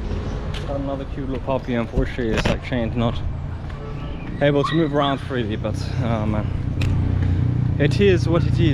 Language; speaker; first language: English; non-native, fluent; Finnish